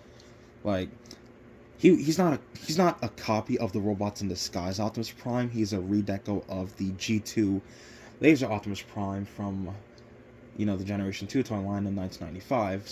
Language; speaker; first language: English; native; English